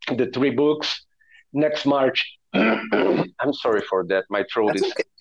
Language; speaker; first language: English; non-native, fluent; Portuguese